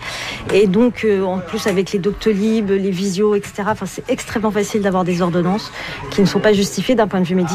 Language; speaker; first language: French; native; French